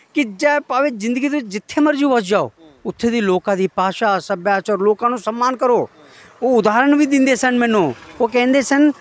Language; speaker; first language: Punjabi; non-native, local second language; Kannada